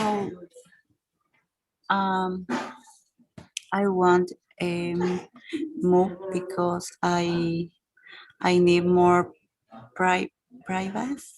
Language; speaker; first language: English; non-native, learner; Spanish